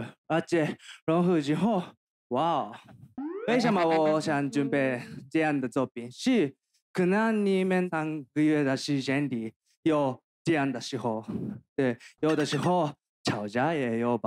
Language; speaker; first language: Chinese; non-native, learner; Japanese